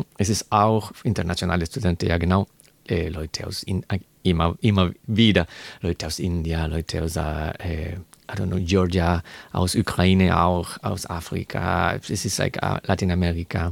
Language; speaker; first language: German; non-native, learner; Spanish